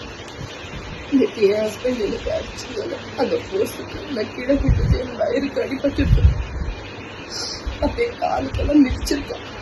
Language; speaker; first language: Tamil; non-native, local second language; Kannada